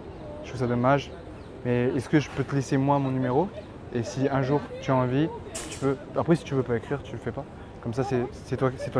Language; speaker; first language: French; native; French